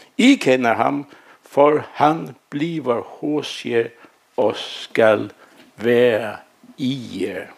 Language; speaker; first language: Danish; native; Danish